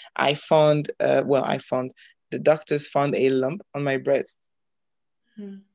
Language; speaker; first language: English; non-native, fluent; French